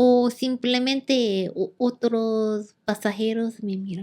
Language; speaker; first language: Spanish; non-native, learner; Korean